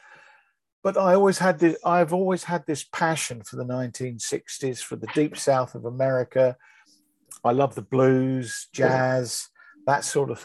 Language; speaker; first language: English; native; English